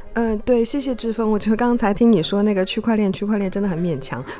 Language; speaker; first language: Chinese; native; Chinese